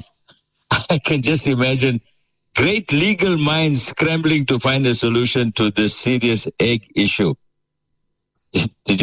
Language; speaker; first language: English; native; English